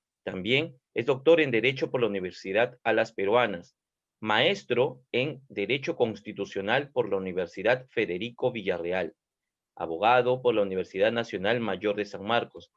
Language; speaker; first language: Spanish; native; Spanish